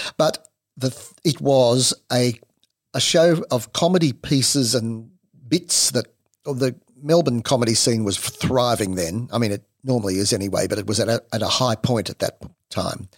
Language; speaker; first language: English; native; English